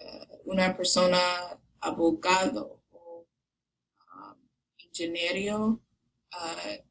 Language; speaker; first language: Spanish; non-native, learner; English